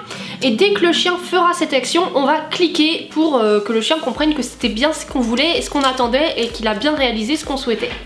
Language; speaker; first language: French; native; French